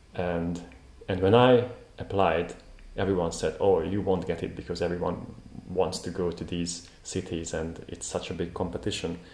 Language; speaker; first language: English; non-native, fluent; Hungarian